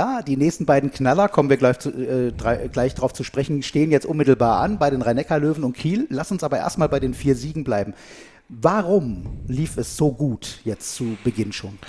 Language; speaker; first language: German; native; German